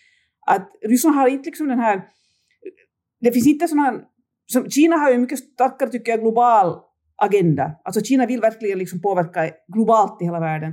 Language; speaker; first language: Swedish; native; Swedish